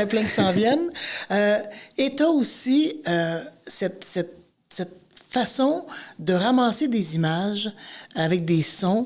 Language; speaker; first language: French; native; French